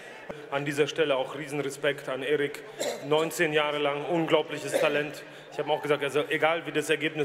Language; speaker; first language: German; native; German